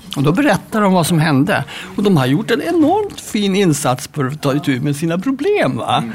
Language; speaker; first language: Swedish; native; Swedish